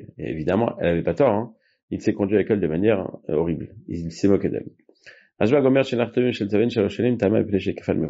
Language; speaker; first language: French; native; French